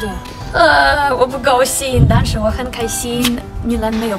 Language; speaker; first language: Chinese; non-native, learner; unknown